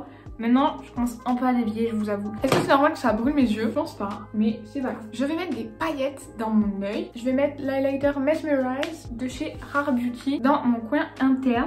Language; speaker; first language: French; native; French